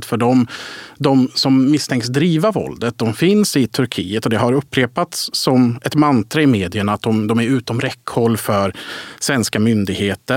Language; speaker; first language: Swedish; native; Swedish